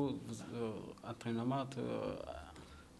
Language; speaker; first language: French; non-native, learner; Kinyarwanda